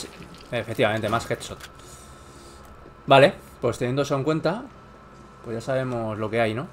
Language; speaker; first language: Spanish; native; Spanish